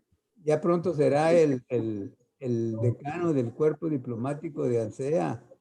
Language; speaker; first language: Spanish; native; Spanish